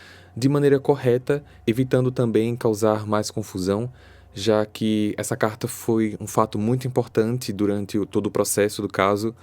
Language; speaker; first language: Portuguese; native; Portuguese